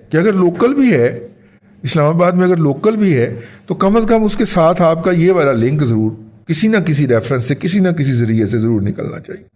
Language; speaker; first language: Urdu; non-native, local second language; Punjabi